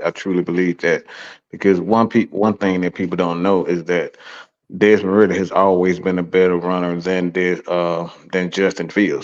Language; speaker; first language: English; native; English